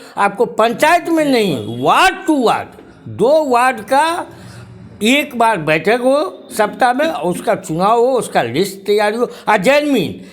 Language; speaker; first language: Hindi; native; Hindi